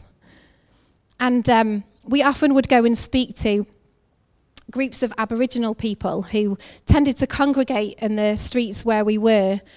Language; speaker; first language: English; native; English